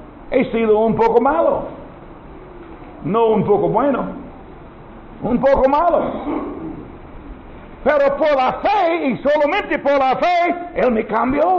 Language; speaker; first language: Spanish; non-native, learner; English